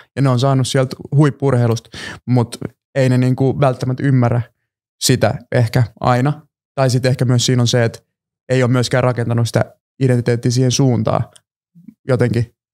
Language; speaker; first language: Finnish; early bilingual, other home language; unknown